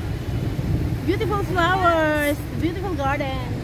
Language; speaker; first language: English; non-native, local second language; Filipino